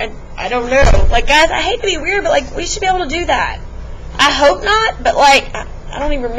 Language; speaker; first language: English; native; English